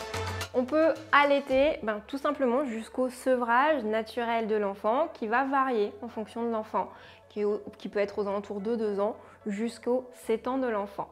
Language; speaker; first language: French; native; French